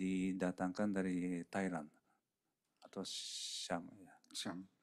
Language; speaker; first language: Indonesian; non-native, fluent; Japanese